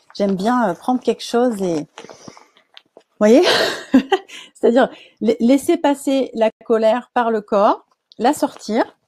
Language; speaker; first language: French; native; French